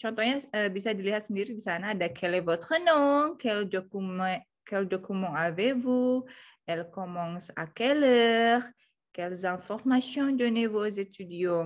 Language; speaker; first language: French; non-native, fluent; Indonesian